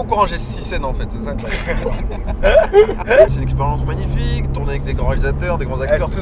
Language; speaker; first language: French; native; French